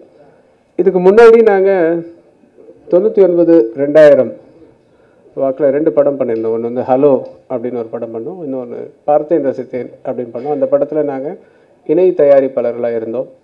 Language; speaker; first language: Tamil; native; Tamil